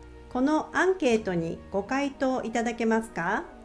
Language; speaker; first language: Japanese; native; Japanese